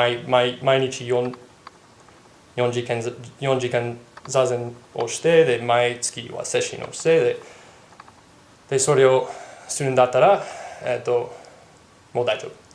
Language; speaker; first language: Japanese; non-native, fluent; English